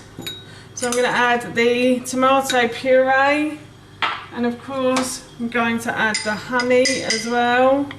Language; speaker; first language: English; native; English